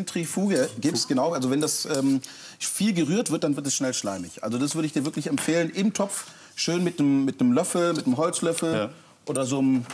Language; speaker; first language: German; native; German